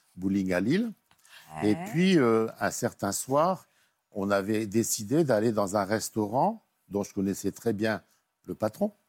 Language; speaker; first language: French; native; French